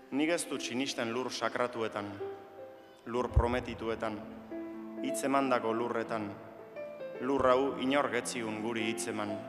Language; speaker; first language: Basque; native; Basque